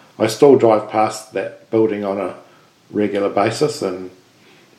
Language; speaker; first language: English; native; English